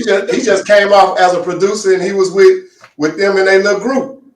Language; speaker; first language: English; native; English